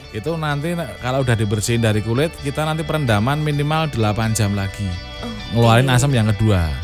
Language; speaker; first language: Indonesian; non-native, local second language; Javanese